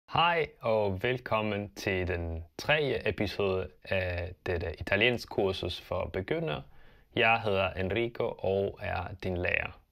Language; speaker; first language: Danish; non-native, fluent; Italian